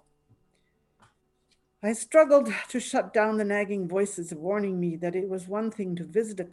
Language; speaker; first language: English; non-native, fluent; German